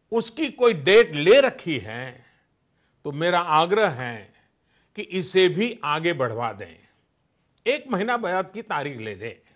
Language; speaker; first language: Hindi; native; Hindi